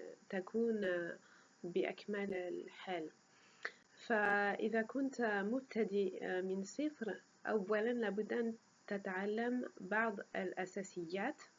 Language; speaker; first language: Arabic; non-native, fluent; French